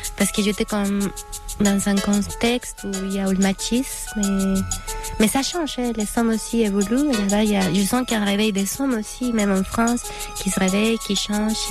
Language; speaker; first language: French; non-native, fluent; Spanish